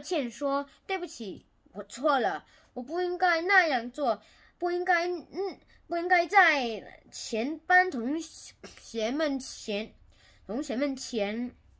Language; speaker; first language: Chinese; non-native, learner; Korean